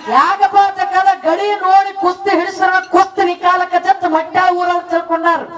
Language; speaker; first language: Kannada; native; Kannada